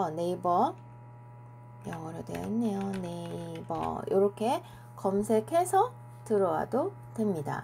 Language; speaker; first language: Korean; native; Korean